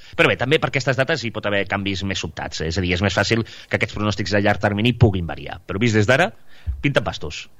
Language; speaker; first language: Catalan; native; Catalan